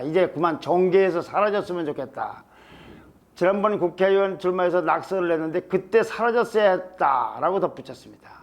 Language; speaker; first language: Korean; native; Korean